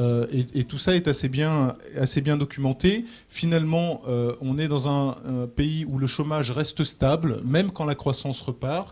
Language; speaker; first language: French; native; French